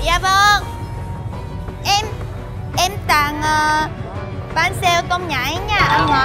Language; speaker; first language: Vietnamese; non-native, fluent; Korean